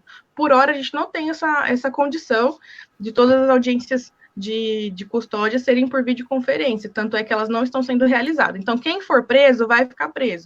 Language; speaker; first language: Portuguese; native; Portuguese